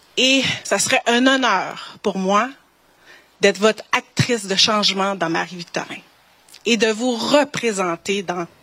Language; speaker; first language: French; native; French